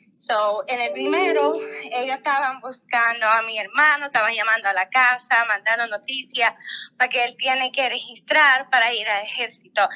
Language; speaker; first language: Spanish; non-native, fluent; Russian